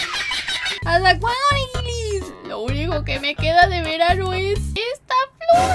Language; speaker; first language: Spanish; native; Spanish